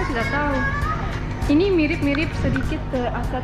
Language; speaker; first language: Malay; non-native, fluent; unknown